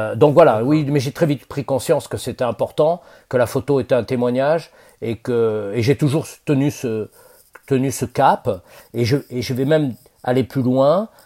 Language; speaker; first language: French; native; French